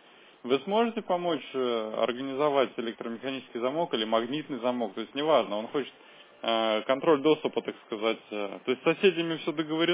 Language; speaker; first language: Russian; native; Russian